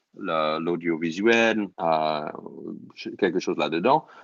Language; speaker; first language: French; non-native, fluent; English